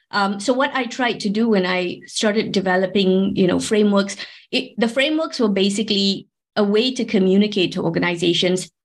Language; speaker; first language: English; non-native, local second language; Tamil